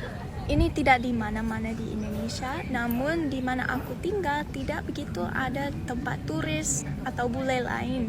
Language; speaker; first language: Indonesian; non-native, fluent; English